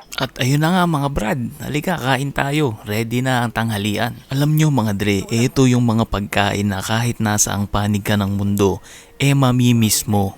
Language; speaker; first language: Filipino; native; Filipino